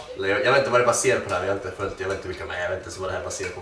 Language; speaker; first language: Swedish; native; Swedish